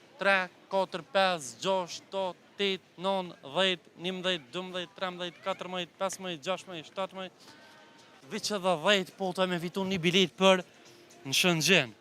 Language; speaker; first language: Albanian; native; Albanian